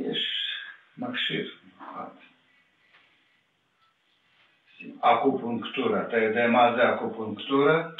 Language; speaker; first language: Hebrew; non-native, fluent; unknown